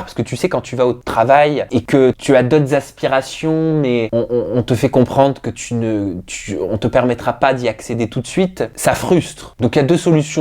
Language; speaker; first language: French; native; French